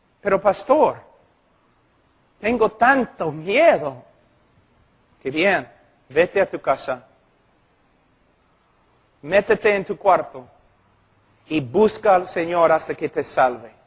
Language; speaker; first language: Spanish; non-native, fluent; English